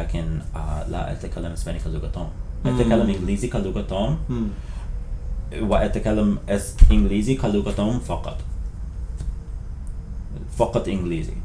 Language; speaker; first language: Arabic; non-native, fluent; English